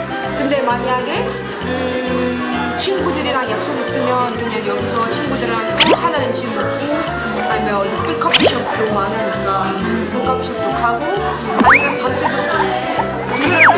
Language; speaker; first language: Korean; non-native, fluent; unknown